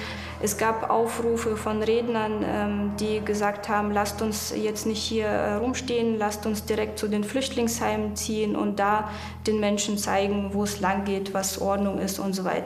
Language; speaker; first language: German; native; German